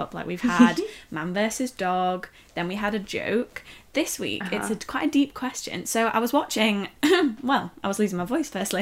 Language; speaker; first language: English; native; English